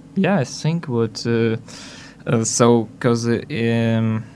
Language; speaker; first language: English; non-native, learner; Hungarian